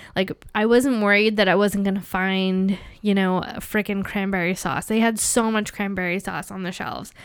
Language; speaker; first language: English; native; English